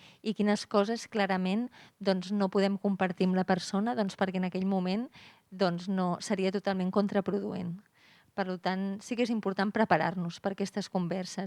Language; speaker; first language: Catalan; native; Catalan